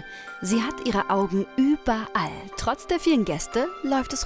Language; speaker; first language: German; native; German